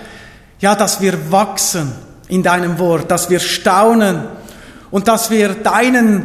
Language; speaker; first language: German; native; German